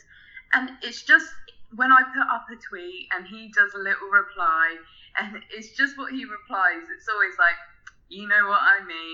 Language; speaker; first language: English; native; English